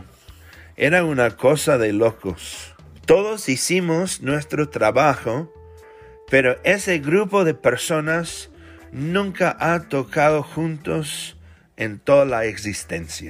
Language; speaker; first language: Spanish; non-native, fluent; English